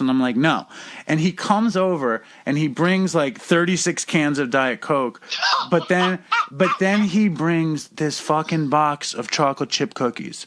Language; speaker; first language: English; native; English